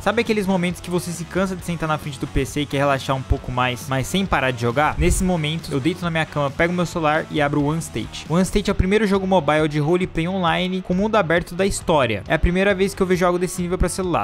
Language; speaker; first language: Portuguese; native; Portuguese